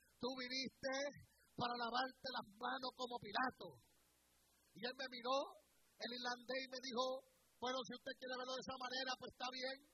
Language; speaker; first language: Spanish; native; Spanish